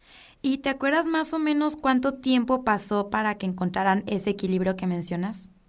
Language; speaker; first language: Spanish; native; Spanish